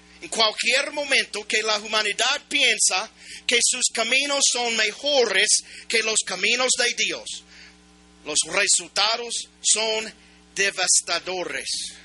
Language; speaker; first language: Spanish; non-native, learner; English